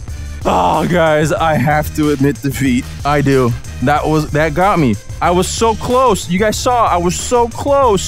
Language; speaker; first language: English; native; English